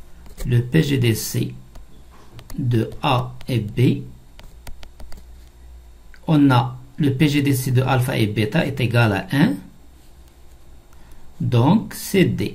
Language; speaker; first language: French; non-native, local second language; Arabic